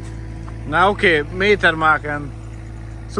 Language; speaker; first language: Dutch; non-native, learner; Polish